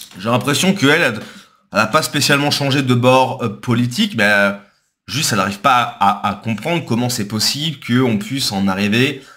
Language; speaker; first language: French; native; French